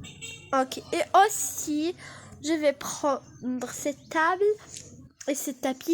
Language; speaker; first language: French; non-native, learner; Arabic